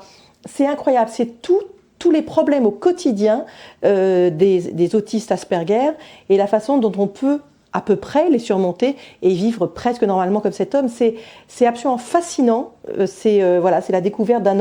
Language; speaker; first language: French; native; French